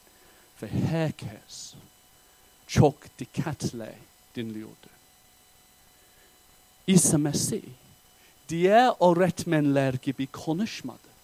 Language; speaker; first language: Turkish; non-native, fluent; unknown